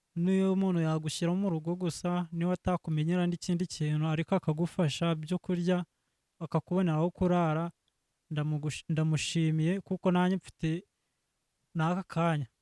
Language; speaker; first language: Kinyarwanda; native; Kinyarwanda